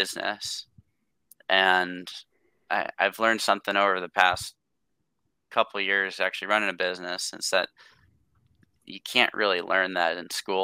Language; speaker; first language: English; native; English